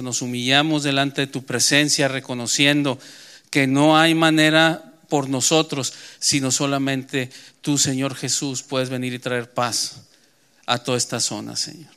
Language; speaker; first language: Spanish; native; Spanish